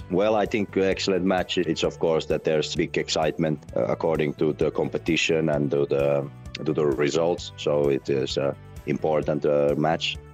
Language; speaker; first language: English; non-native, fluent; Finnish